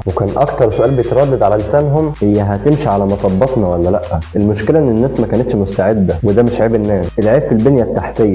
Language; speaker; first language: Arabic; native; Arabic